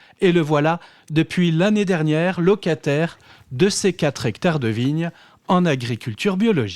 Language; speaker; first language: French; native; French